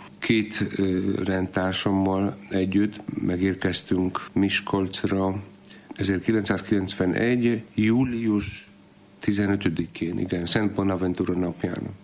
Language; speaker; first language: Hungarian; non-native, fluent; Polish